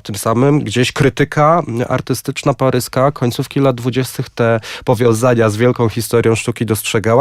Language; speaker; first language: Polish; native; Polish